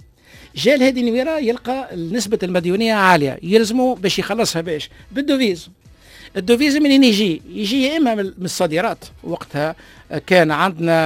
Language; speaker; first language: Arabic; native; Arabic